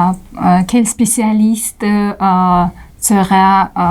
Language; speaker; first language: French; non-native, fluent; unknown